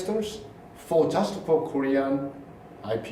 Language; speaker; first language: English; non-native, learner; Korean